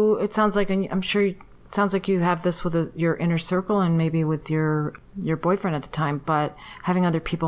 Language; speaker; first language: English; native; English